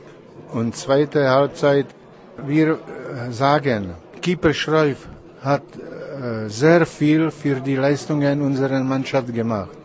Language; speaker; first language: German; non-native, learner; Czech